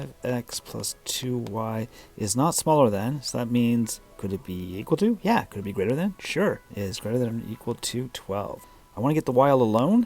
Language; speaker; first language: English; native; English